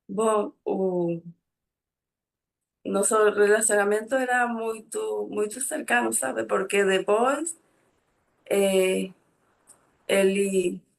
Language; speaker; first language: Portuguese; non-native, fluent; Spanish